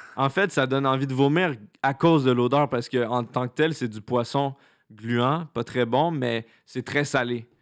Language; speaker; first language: French; native; French